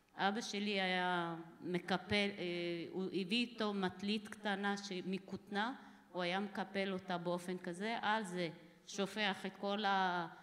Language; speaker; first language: Hebrew; early bilingual, other home language; Amharic